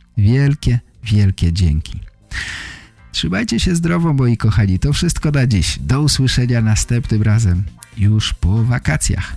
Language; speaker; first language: Polish; native; Polish